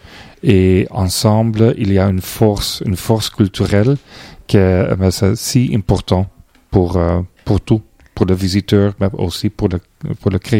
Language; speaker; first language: French; non-native, learner; Dutch